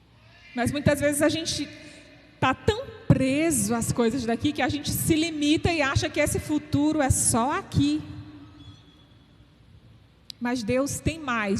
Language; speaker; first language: Portuguese; native; Portuguese